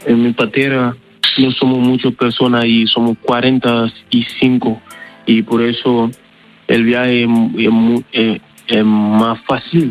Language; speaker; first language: Spanish; non-native, learner; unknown